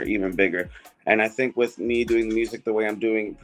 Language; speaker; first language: English; native; English